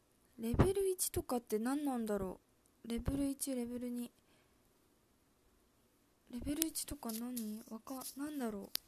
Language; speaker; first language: Japanese; native; Japanese